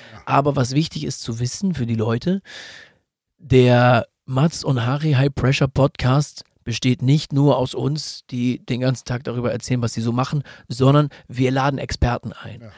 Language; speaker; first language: German; native; German